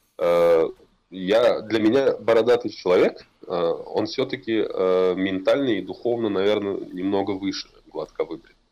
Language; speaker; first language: Russian; non-native, local second language; Tatar